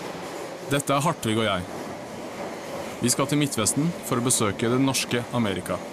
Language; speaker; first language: Norwegian; native; Norwegian